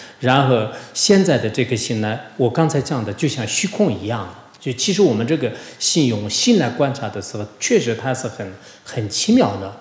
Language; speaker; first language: Chinese; non-native, local second language; Tibetan